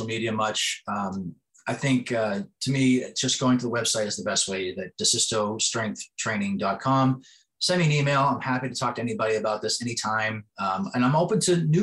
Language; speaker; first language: English; native; English